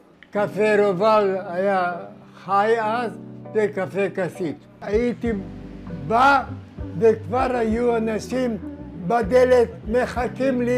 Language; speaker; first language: Hebrew; non-native, fluent; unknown